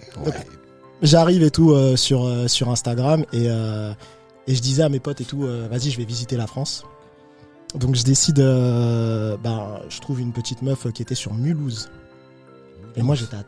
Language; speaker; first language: French; native; French